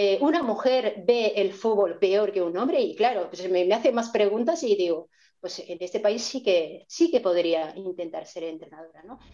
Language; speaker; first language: Spanish; non-native, fluent; Japanese